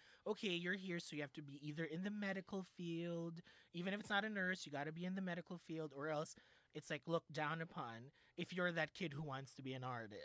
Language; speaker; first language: English; non-native, local second language; Filipino